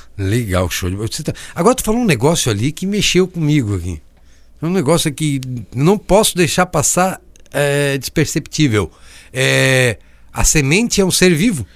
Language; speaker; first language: Portuguese; native; Portuguese